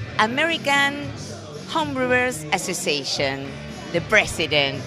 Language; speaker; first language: English; non-native, learner; Spanish